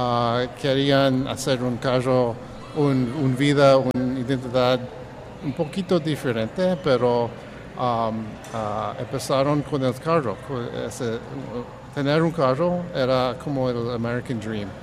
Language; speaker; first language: Spanish; early bilingual, heritage; English